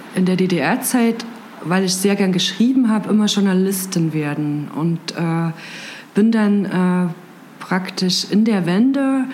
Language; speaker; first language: German; native; German